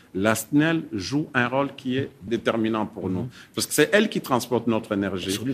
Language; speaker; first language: French; non-native, local second language; Swahili